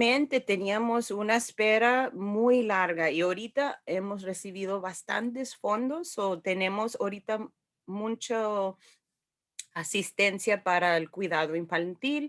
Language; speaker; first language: Spanish; early bilingual, heritage; Spanish